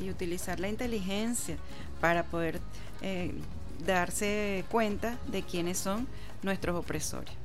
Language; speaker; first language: Spanish; native; Spanish